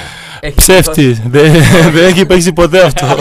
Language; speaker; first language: Greek; non-native, learner; Spanish